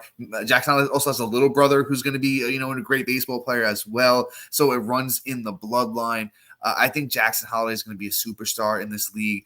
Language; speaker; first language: English; native; English